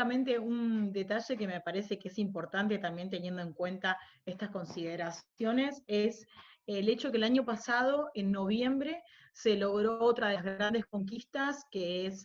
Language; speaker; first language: Spanish; native; Spanish